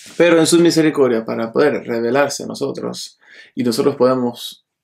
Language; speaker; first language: Spanish; early bilingual, heritage; Spanish